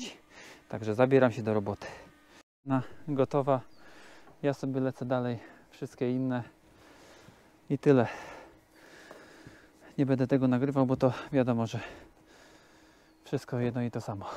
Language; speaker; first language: Polish; native; Polish